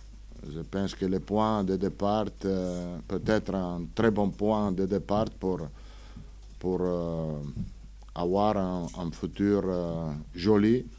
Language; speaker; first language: French; non-native, fluent; Italian